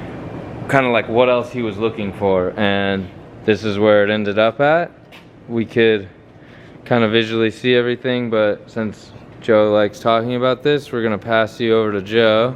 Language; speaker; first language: English; native; English